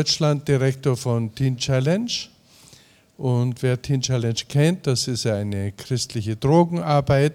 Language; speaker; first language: German; native; German